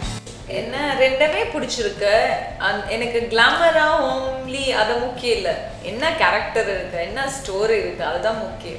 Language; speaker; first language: Tamil; non-native, learner; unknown